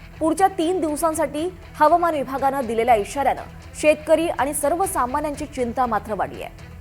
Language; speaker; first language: Marathi; native; Marathi